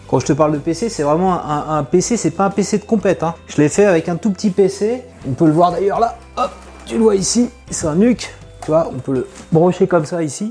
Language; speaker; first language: French; native; French